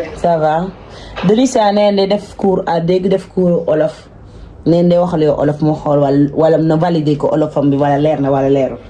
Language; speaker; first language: Wolof; early bilingual, heritage; Wolof